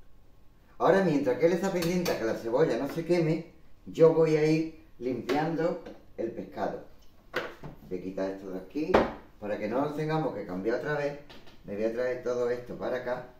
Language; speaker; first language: Spanish; native; Spanish